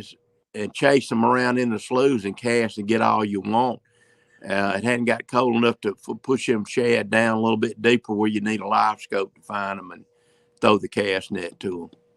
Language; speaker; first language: English; native; English